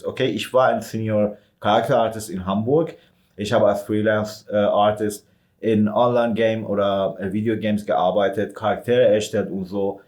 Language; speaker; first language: German; non-native, fluent; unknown